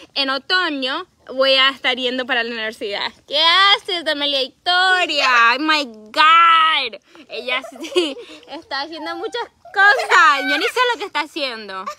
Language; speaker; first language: Spanish; early bilingual, heritage; Spanish